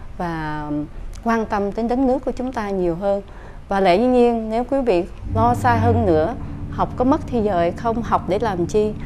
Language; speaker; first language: Vietnamese; native; Vietnamese